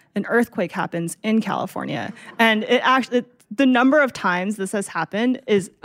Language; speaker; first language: English; native; English